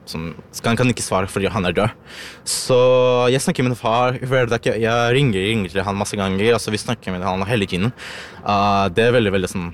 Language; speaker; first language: Norwegian; non-native, learner; Ukrainian